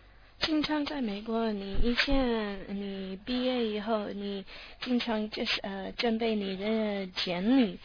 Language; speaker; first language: Chinese; non-native, learner; English